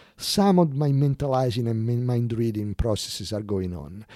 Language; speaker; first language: English; non-native, fluent; Italian